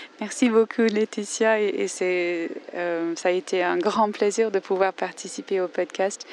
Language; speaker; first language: French; non-native, fluent; English